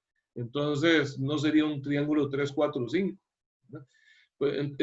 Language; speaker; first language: Spanish; native; Spanish